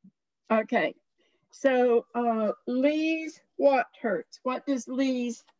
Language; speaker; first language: English; native; English